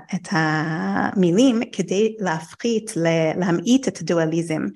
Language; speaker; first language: Hebrew; non-native, fluent; English